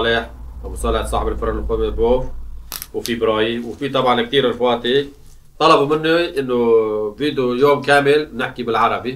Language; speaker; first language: Arabic; non-native, local second language; Kurdish